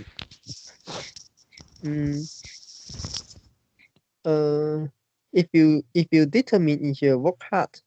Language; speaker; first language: English; non-native, fluent; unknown